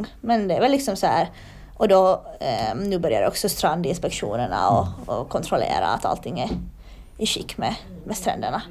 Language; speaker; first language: Swedish; native; Swedish